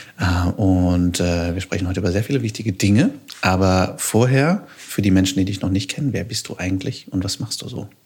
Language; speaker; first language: German; native; German